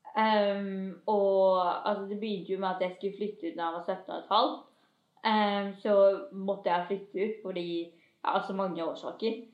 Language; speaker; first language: Norwegian; early bilingual, other home language; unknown